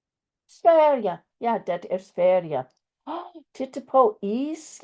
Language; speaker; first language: Swedish; non-native, fluent; English